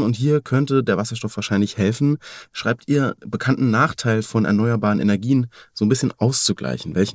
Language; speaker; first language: German; native; German